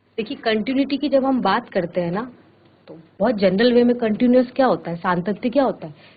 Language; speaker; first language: Hindi; native; Hindi